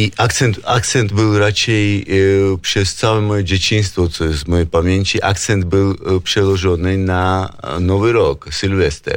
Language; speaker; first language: Polish; non-native, fluent; Georgian